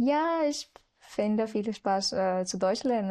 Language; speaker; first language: German; non-native, learner; Marathi